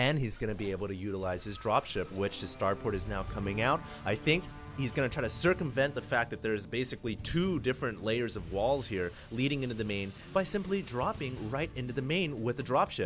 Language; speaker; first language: English; native; English